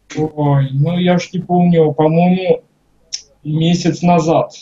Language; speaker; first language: Russian; native; Russian